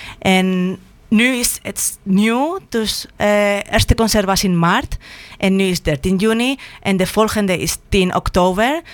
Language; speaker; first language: Dutch; non-native, fluent; Spanish